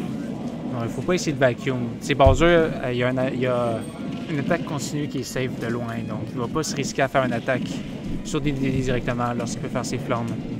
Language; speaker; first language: French; native; French